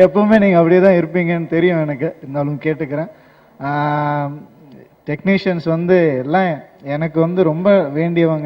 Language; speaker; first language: Tamil; native; Tamil